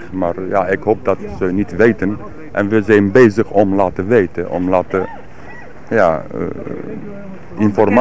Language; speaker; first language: Dutch; non-native, learner; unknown